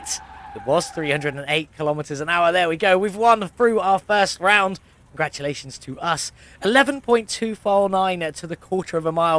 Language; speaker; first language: English; native; English